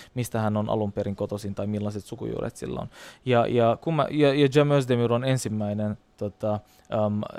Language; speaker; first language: Finnish; non-native, fluent; Turkish